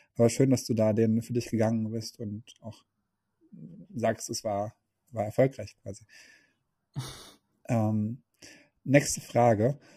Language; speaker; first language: German; native; German